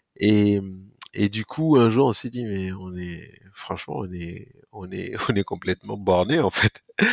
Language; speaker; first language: French; non-native, local second language; Mossi